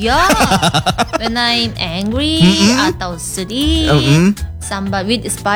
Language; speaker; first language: English; non-native, learner; Korean